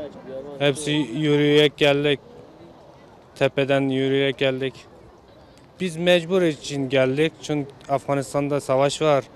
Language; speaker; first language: Turkish; non-native, learner; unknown